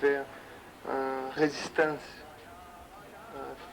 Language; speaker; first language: French; non-native, learner; Portuguese